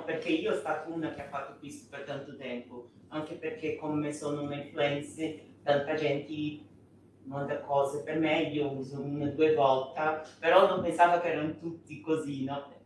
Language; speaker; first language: Italian; non-native, fluent; Portuguese